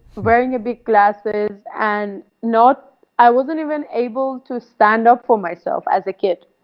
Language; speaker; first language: English; non-native, fluent; Persian